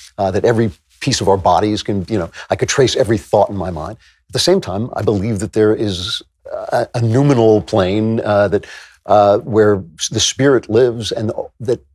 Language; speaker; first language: English; native; English